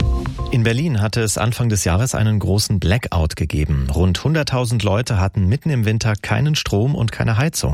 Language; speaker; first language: German; native; German